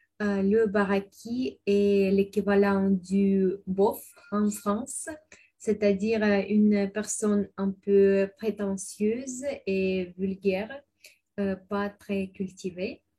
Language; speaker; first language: French; non-native, fluent; Russian